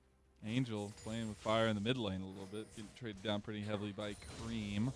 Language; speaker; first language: English; native; English